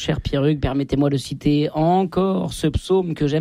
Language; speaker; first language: French; native; French